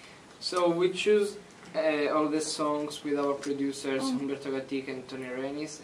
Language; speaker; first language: English; non-native, learner; Italian